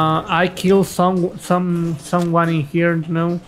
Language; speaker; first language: English; non-native, learner; Spanish